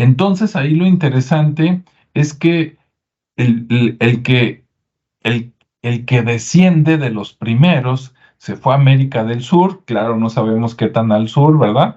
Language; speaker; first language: Spanish; native; Spanish